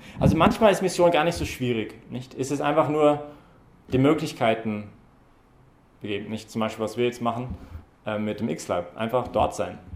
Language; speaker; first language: German; non-native, fluent; English